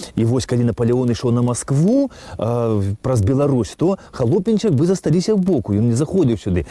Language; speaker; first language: Belarusian; native; Belarusian